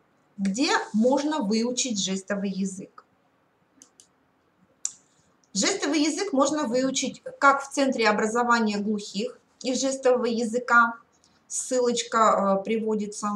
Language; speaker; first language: Russian; native; Russian